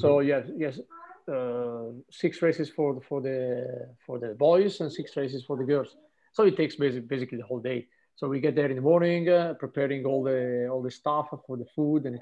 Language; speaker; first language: English; non-native, fluent; Italian